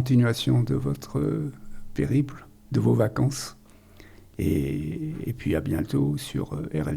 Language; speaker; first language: French; native; French